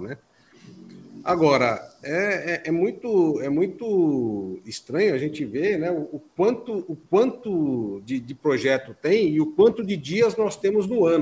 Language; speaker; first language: Portuguese; native; Portuguese